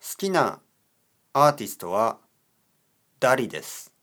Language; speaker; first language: Japanese; non-native, learner; Spanish